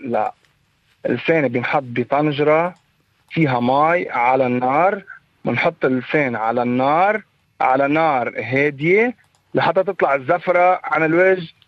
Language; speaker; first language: Arabic; native; Arabic